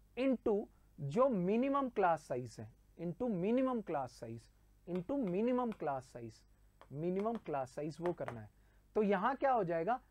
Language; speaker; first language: Hindi; native; Hindi